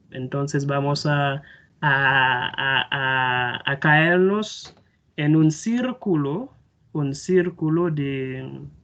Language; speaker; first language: Spanish; non-native, fluent; Haitian Creole